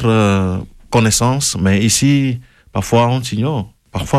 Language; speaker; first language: French; non-native, local second language; Ewe